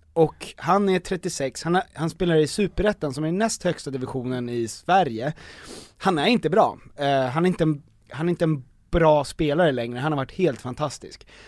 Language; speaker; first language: Swedish; native; Swedish